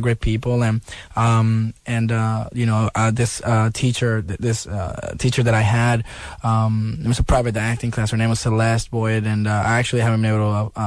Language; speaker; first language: English; non-native, fluent; Spanish